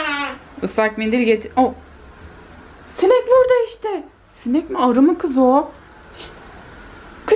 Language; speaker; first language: Turkish; native; Turkish